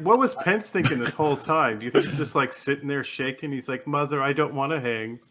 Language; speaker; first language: English; native; English